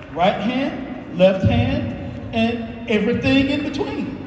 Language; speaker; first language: English; native; English